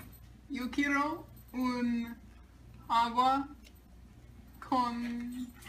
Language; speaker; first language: Spanish; non-native, learner; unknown